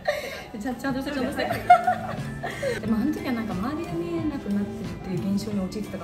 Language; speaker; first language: Japanese; native; Japanese